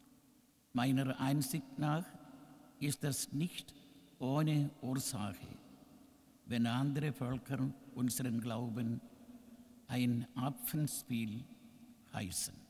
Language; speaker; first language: German; non-native, learner; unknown